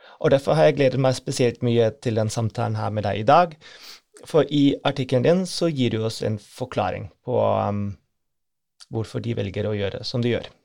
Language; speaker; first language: Norwegian; non-native, fluent; German